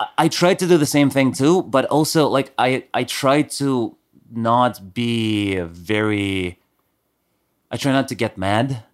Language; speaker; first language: English; non-native, fluent; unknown